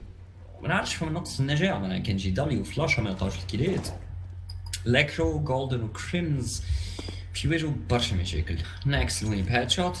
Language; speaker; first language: Arabic; native; Arabic